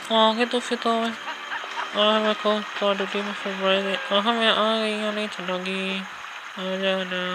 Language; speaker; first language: Urdu; non-native, local second language; Punjabi